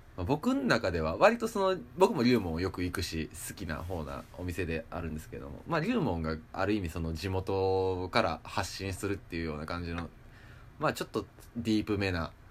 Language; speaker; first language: Japanese; native; Japanese